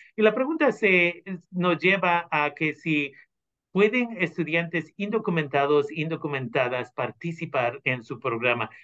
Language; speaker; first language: Spanish; native; Spanish